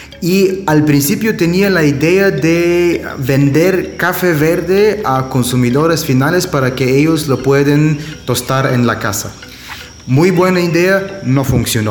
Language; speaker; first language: Spanish; non-native, learner; German